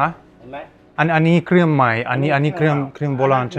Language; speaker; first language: Thai; non-native, learner; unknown